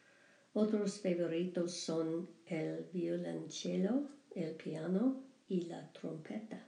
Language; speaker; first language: Spanish; non-native, learner; English